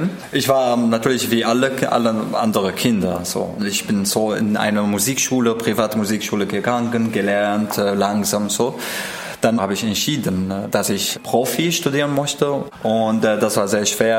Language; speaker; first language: German; non-native, fluent; Arabic